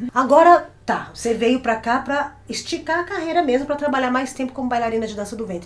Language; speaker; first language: Portuguese; native; Portuguese